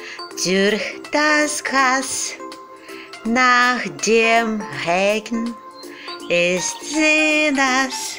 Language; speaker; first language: German; non-native, fluent; Russian